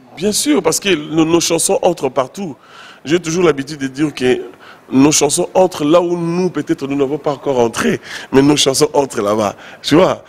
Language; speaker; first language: French; non-native, local second language; Lingala